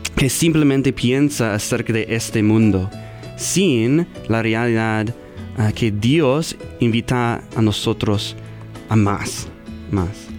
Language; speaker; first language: Spanish; non-native, learner; English